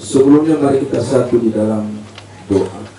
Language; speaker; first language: Indonesian; native; Indonesian